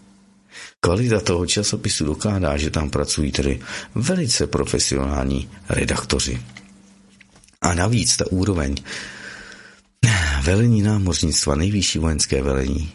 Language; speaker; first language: Czech; native; Czech